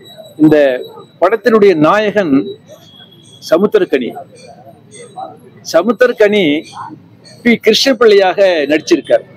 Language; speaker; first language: Tamil; native; Tamil